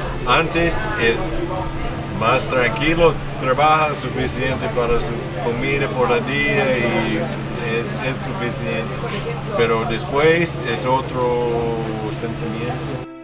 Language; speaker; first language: Spanish; non-native, learner; English